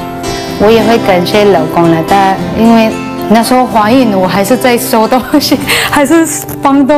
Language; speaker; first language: Chinese; non-native, fluent; Cebuano